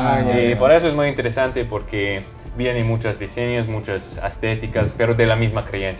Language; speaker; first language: Spanish; non-native, fluent; English